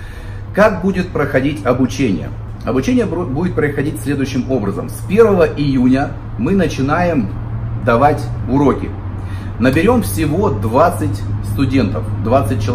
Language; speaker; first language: Russian; native; Russian